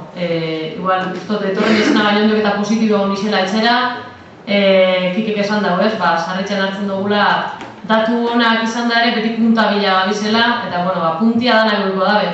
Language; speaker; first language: Basque; native; Basque